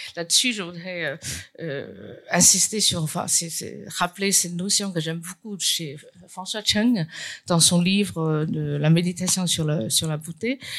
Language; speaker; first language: French; non-native, fluent; Chinese